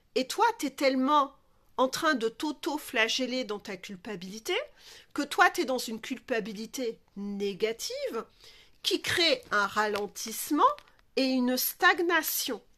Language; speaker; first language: French; native; French